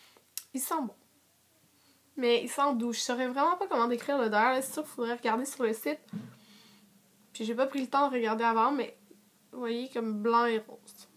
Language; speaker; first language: French; native; French